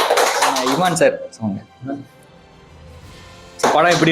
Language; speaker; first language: Tamil; native; Tamil